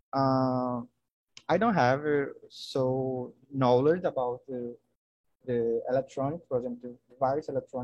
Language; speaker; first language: English; non-native, learner; Portuguese